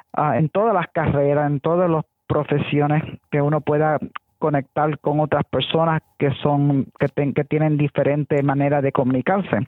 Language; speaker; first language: Spanish; early bilingual, heritage; Spanish